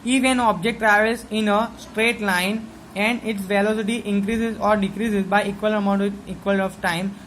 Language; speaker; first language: English; non-native, local second language; Gujarati